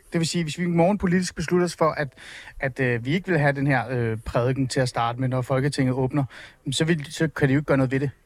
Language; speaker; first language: Danish; early bilingual, other home language; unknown